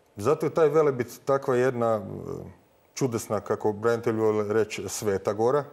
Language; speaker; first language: Croatian; native; Croatian